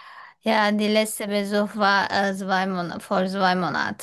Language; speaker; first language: German; non-native, fluent; Turkish